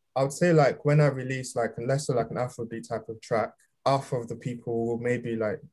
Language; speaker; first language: English; early bilingual, other home language; Yoruba